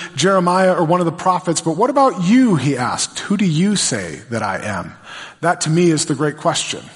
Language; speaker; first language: English; native; English